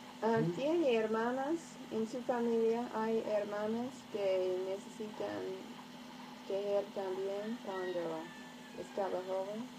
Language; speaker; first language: Spanish; non-native, learner; English